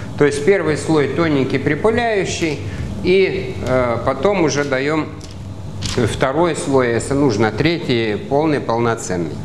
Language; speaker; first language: Russian; native; Russian